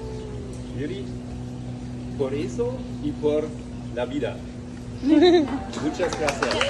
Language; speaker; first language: Spanish; non-native, learner; German